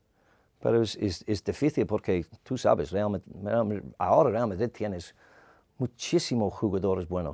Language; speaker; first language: Spanish; non-native, learner; English